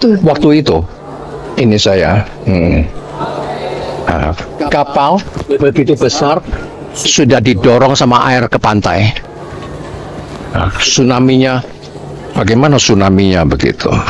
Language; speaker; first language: Indonesian; non-native, learner; Cantonese